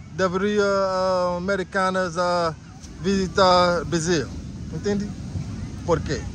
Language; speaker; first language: Portuguese; non-native, learner; English